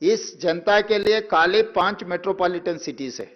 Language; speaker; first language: Hindi; non-native, local second language; Telugu